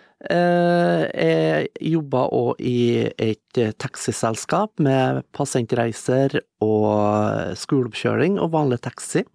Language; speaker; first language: Norwegian; native; Norwegian